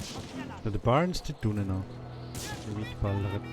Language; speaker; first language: German; native; German